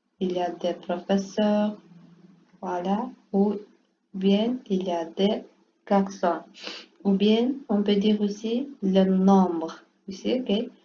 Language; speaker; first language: French; non-native, learner; Portuguese